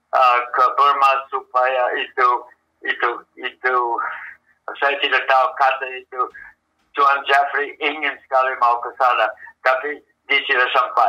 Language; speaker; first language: Indonesian; non-native, fluent; English